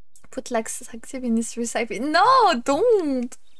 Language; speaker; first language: English; non-native, fluent; French